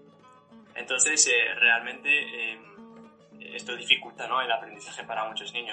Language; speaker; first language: Spanish; native; Spanish